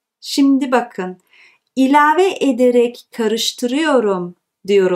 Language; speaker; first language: Turkish; early bilingual, heritage; Turkish